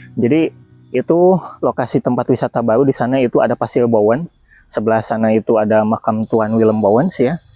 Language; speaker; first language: Indonesian; non-native, local second language; Sundanese